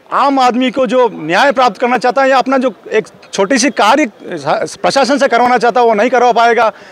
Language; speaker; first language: Hindi; native; Hindi